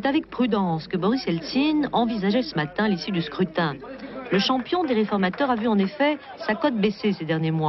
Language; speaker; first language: French; native; French